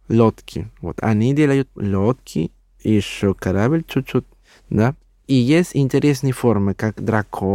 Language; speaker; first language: Russian; non-native, learner; Spanish